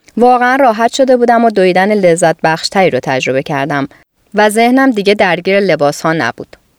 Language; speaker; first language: Persian; native; Persian